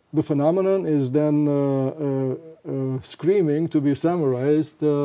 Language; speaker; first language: English; non-native, fluent; Romanian